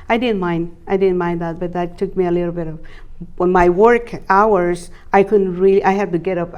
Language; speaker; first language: English; non-native, fluent; Spanish